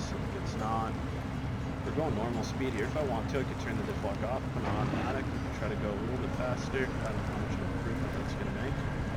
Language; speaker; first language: English; native; English